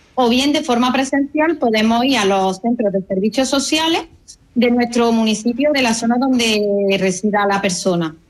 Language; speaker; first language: Spanish; native; Spanish